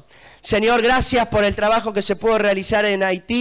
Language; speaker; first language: Spanish; native; Spanish